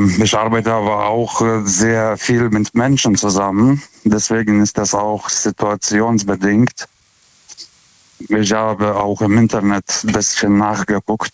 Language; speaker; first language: German; native; German